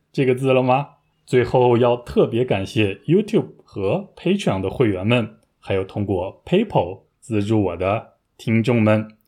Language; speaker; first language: Chinese; native; Chinese